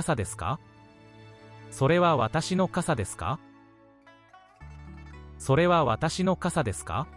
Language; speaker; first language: Japanese; non-native, learner; English